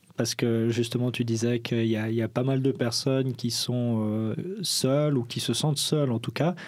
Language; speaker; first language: French; native; French